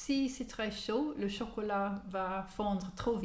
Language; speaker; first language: French; non-native, learner; English